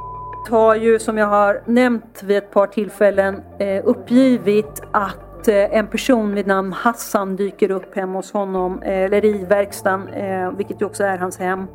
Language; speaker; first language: Swedish; native; Swedish